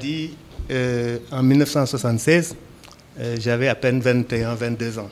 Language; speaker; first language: French; non-native, local second language; Wolof